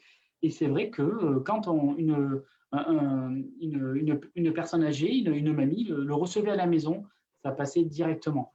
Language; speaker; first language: French; native; French